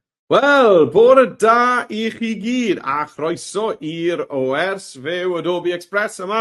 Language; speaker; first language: Welsh; native; Welsh